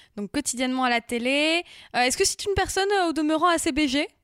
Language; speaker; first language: French; native; French